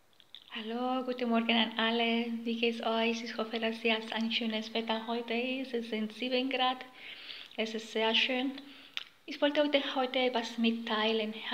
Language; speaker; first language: German; non-native, learner; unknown